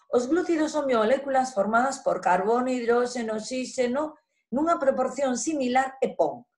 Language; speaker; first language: Galician; non-native, local second language; Spanish